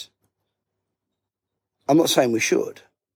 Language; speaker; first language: English; native; English